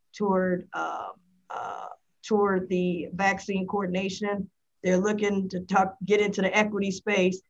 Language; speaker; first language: English; native; English